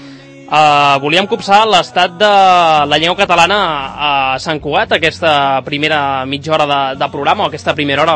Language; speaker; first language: Catalan; native; Catalan